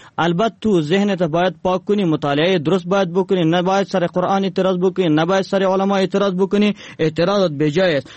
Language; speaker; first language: Persian; non-native, local second language; Pashto